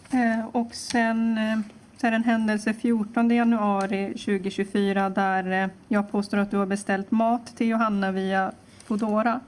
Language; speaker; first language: Swedish; native; Swedish